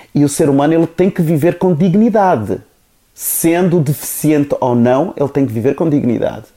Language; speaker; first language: Portuguese; non-native, local second language; Kabuverdianu